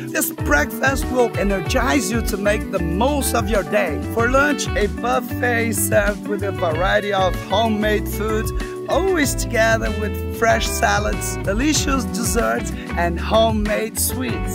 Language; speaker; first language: English; non-native, fluent; Portuguese